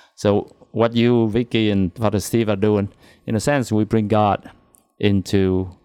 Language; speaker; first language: English; non-native, fluent; Vietnamese